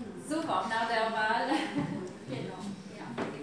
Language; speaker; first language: German; non-native, learner; French